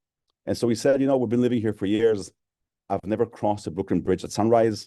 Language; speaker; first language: English; native; English